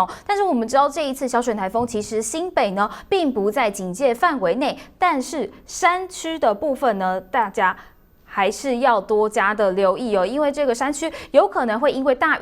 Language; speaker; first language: Chinese; native; Chinese